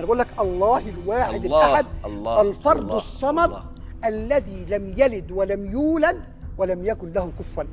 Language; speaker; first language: Arabic; native; Arabic